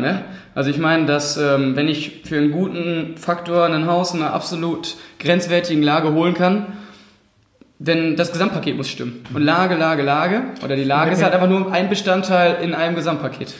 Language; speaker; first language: German; native; German